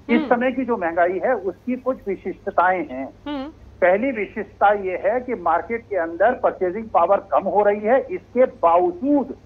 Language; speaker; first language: Hindi; native; Hindi